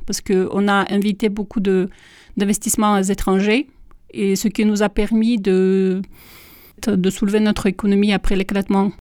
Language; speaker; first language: French; non-native, fluent; Russian